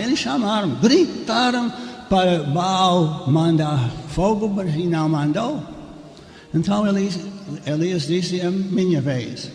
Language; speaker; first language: Portuguese; non-native, fluent; English